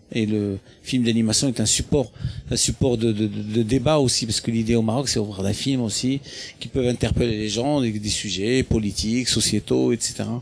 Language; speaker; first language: French; non-native, local second language; Arabic